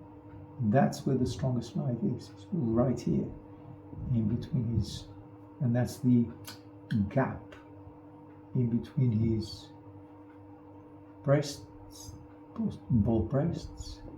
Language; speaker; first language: English; non-native, fluent; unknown